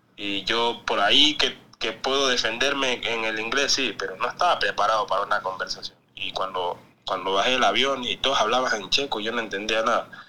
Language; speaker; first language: Spanish; native; Spanish